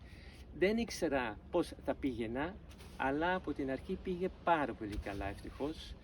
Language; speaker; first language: Greek; non-native, fluent; Dutch